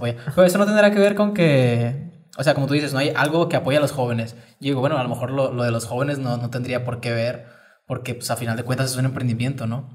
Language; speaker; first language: Spanish; native; Spanish